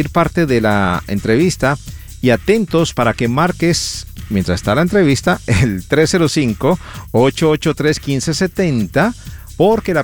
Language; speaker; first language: Spanish; native; Spanish